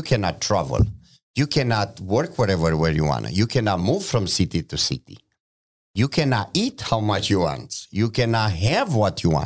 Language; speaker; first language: English; non-native, fluent; Romanian